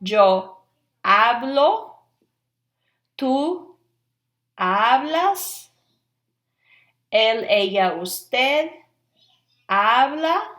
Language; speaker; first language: Spanish; non-native, fluent; English